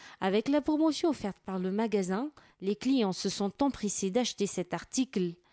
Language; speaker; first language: French; non-native, local second language; Malagasy